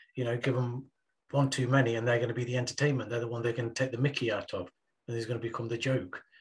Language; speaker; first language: English; early bilingual, other home language; Punjabi